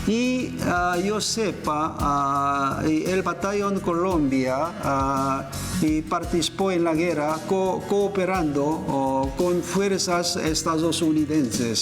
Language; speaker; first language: Spanish; non-native, fluent; Korean